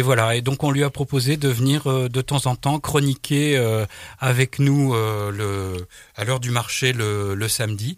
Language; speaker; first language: French; native; French